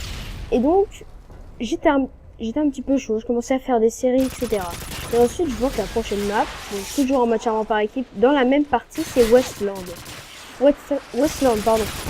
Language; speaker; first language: French; native; French